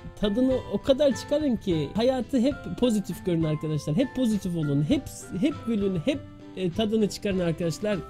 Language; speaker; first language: Turkish; early bilingual, heritage; Turkish